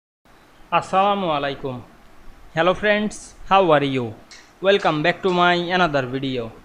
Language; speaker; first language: English; non-native, learner; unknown